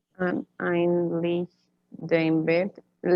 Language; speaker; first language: German; non-native, learner; Spanish